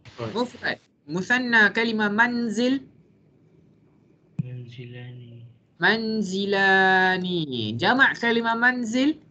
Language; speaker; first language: Arabic; non-native, fluent; Malay